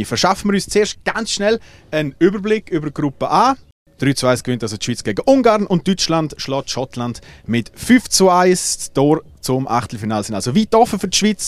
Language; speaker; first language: German; native; German